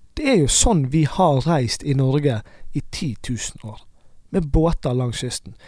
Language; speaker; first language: Norwegian; native; Norwegian